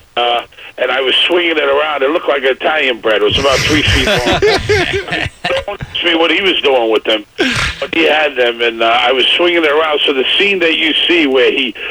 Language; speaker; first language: English; native; English